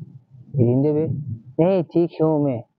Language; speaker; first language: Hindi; non-native, learner; Bangla